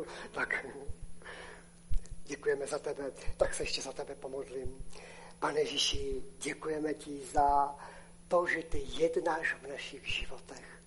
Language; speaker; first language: Czech; non-native, local second language; Polish